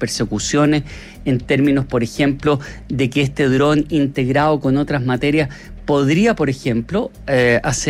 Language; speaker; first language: Spanish; native; Spanish